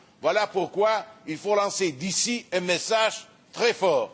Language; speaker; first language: French; non-native, fluent; Italian